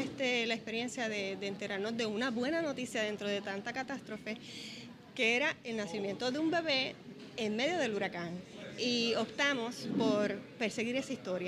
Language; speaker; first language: Spanish; native; Spanish